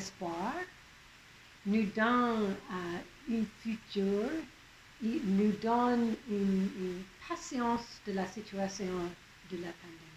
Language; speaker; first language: French; non-native, local second language; English